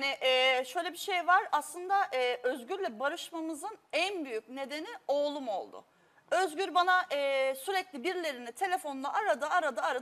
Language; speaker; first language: Turkish; native; Turkish